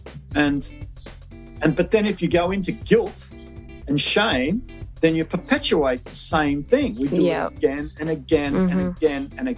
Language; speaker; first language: English; native; English